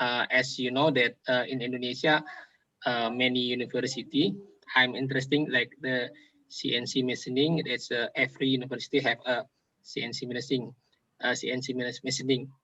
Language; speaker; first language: English; non-native, local second language; Indonesian